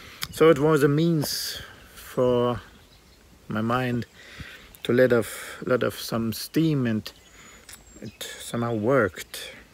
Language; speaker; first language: English; non-native, fluent; German